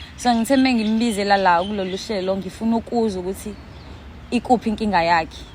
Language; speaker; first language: Zulu; native; Zulu